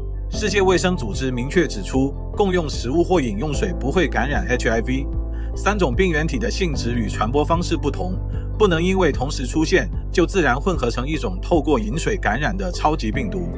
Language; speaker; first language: Chinese; native; Chinese